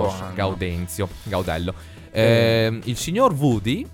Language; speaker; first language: Italian; native; Italian